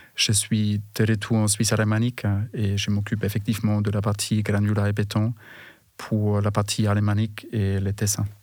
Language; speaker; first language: French; non-native, fluent; German